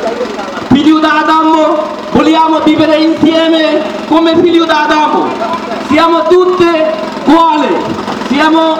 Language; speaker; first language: Italian; non-native, learner; Bangla